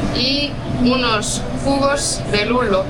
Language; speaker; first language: Spanish; non-native, fluent; Portuguese